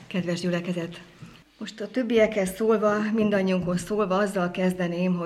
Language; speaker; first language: Hungarian; native; Hungarian